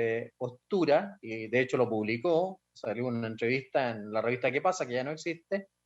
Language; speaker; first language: Spanish; native; Spanish